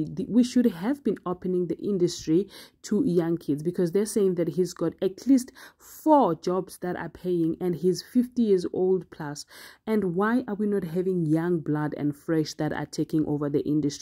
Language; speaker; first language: English; non-native, local second language; Zulu